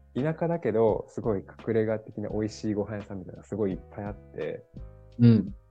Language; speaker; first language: Japanese; native; Japanese